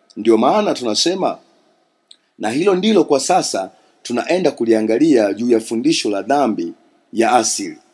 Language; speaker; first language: Swahili; non-native, local second language; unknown